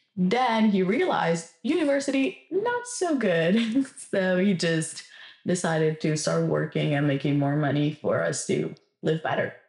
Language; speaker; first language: English; non-native, fluent; Italian